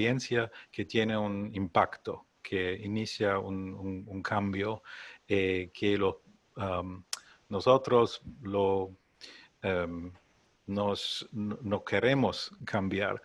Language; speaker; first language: Spanish; non-native, learner; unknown